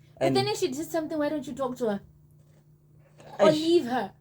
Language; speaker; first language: English; non-native, local second language; Zulu